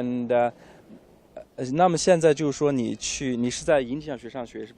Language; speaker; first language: Chinese; native; Chinese